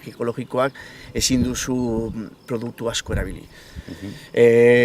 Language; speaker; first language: Basque; non-native, local second language; Spanish